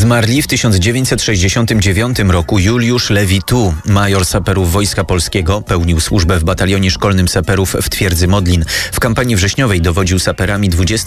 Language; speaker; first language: Polish; native; Polish